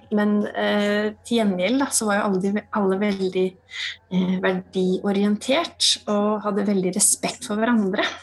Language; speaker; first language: Norwegian; native; Norwegian